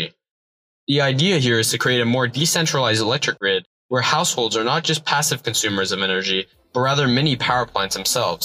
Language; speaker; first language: English; native; English